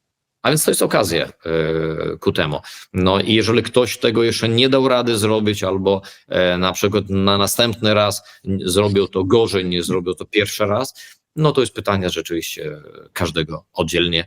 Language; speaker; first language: Polish; early bilingual, heritage; Polish